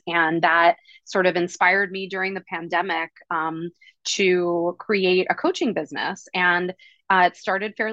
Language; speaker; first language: English; native; English